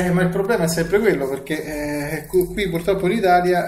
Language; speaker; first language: Italian; native; Italian